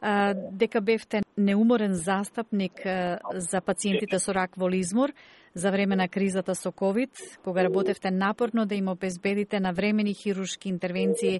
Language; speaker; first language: Macedonian; native; Macedonian